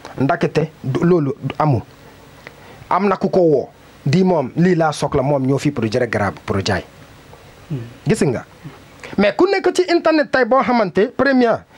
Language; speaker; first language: Wolof; non-native, learner; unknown